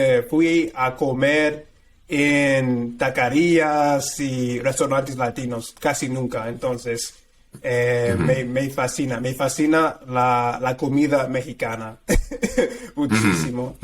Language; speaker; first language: Spanish; non-native, fluent; English